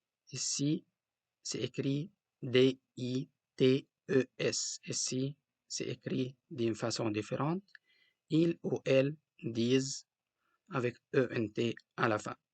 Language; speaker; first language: French; non-native, local second language; Arabic